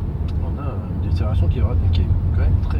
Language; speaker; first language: French; native; French